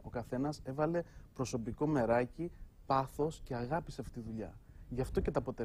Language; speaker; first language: Greek; native; Greek